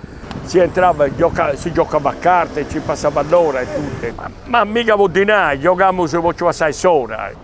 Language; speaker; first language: Italian; non-native, local second language; Sardinian